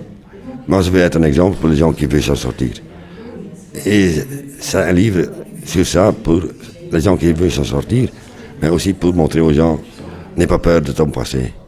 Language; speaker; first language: French; non-native, local second language; Dutch